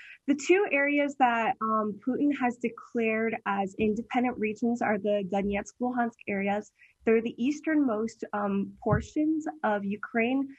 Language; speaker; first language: English; early bilingual, heritage; English